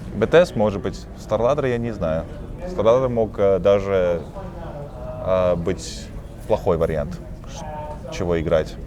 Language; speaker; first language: Russian; early bilingual, heritage; Russian